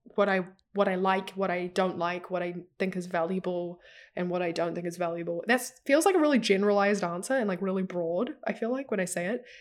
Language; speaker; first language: English; native; English